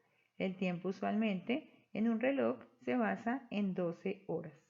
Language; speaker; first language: Spanish; native; Spanish